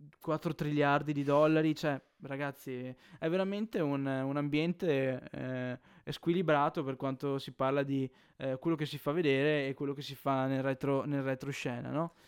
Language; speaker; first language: Italian; native; Italian